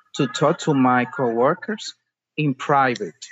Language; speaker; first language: English; non-native, fluent; Spanish